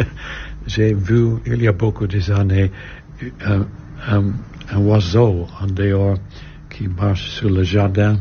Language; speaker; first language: French; non-native, learner; English